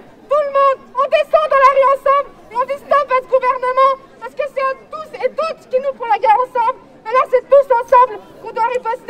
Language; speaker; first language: French; native; French